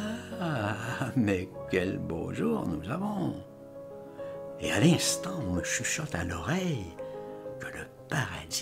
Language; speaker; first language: French; native; French